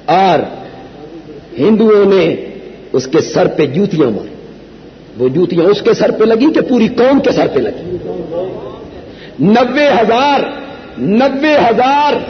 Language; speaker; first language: Urdu; non-native, local second language; Punjabi